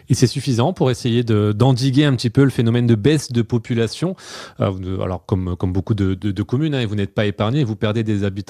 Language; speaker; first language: French; native; French